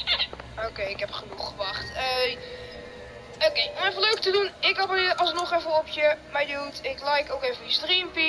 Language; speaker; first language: Dutch; native; Dutch